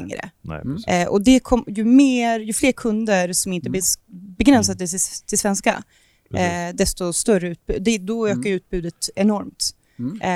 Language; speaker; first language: Swedish; native; Swedish